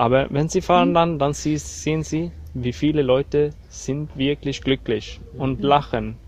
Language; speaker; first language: German; non-native, learner; Swedish